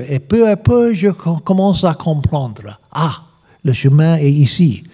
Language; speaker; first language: French; non-native, learner; English